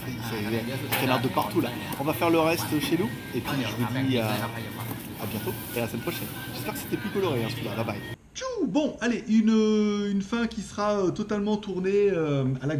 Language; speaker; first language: French; native; French